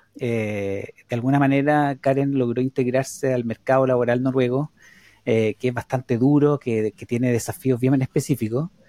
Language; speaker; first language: Spanish; native; Spanish